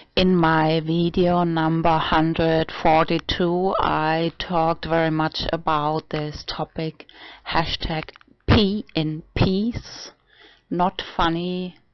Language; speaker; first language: English; non-native, fluent; German